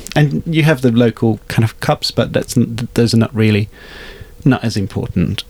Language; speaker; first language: English; non-native, fluent; Hungarian